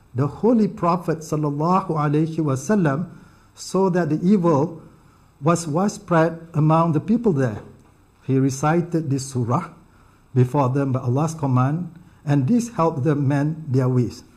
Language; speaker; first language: English; non-native, local second language; Malay